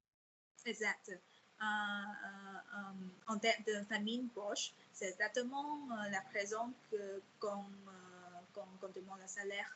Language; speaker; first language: French; non-native, fluent; Vietnamese